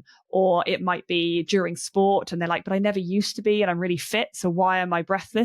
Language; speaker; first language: English; native; English